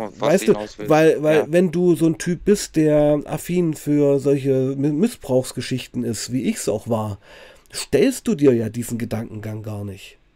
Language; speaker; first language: German; native; German